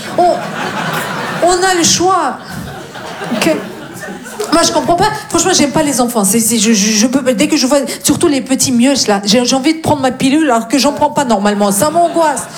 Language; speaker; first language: French; non-native, fluent; Russian